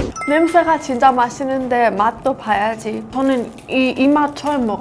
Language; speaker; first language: Korean; non-native, fluent; Persian